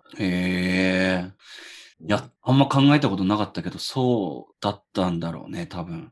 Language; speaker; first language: Japanese; native; Japanese